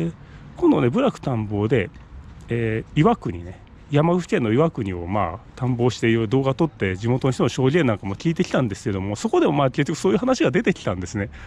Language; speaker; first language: Japanese; native; Japanese